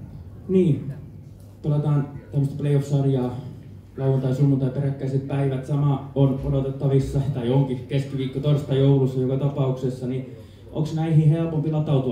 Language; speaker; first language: Finnish; native; Finnish